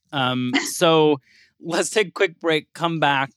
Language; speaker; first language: English; native; English